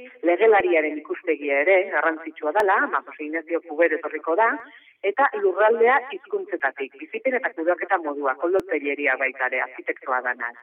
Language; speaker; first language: Basque; native; Basque